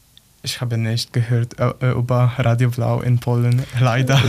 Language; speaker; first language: German; non-native, learner; Polish